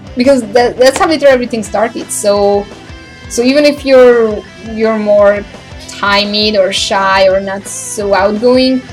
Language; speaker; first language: English; non-native, fluent; Hungarian